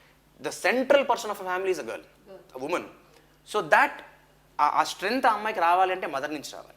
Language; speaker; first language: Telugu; native; Telugu